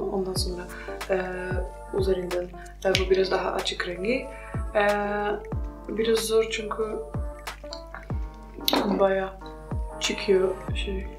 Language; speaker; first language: Turkish; non-native, fluent; Polish